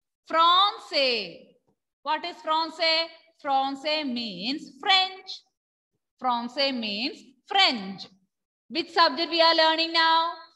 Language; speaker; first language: English; non-native, local second language; Malayalam